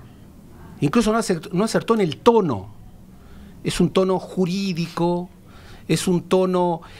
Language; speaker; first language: Spanish; native; Spanish